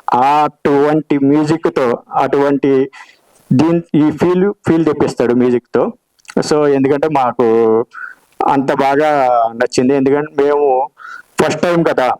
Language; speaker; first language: Telugu; native; Telugu